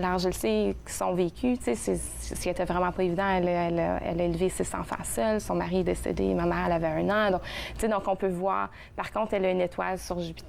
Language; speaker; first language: French; native; French